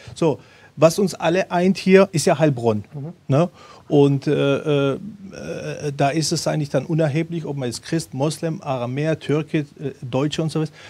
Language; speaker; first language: German; early bilingual, other home language; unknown